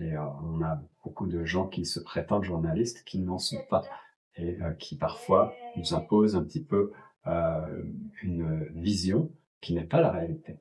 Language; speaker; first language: French; native; French